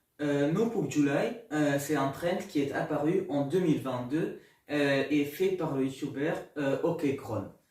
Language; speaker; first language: French; non-native, learner; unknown